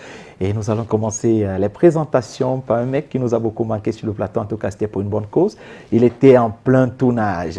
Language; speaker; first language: French; native; French